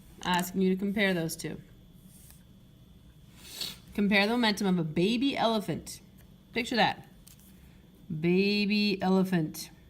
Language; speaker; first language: English; native; English